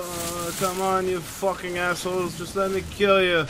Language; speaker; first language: English; native; English